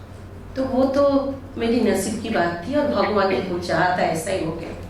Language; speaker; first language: Hindi; non-native, local second language; Bangla